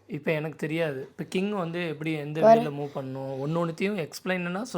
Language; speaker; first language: Tamil; native; Tamil